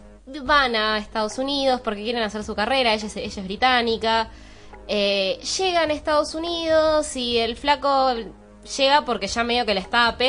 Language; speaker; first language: Spanish; native; Spanish